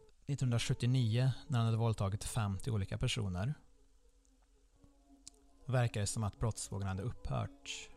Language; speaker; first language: Swedish; native; Swedish